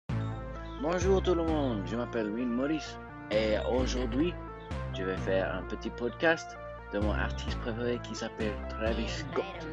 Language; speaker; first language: French; non-native, learner; English